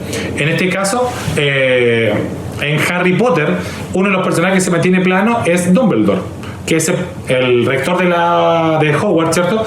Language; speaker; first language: Spanish; native; Spanish